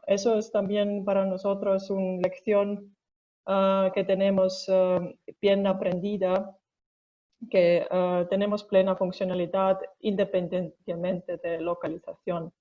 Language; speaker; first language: Spanish; non-native, fluent; Estonian